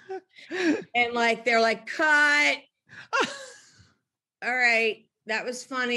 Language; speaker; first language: English; native; English